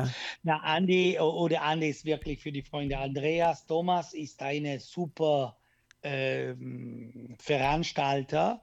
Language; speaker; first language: German; non-native, learner; Italian